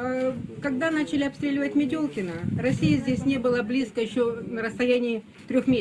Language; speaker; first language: Russian; native; Russian